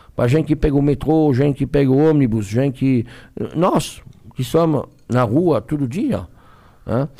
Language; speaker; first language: Portuguese; non-native, fluent; French